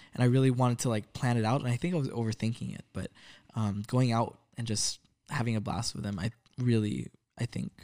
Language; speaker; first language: English; early bilingual, other home language; Filipino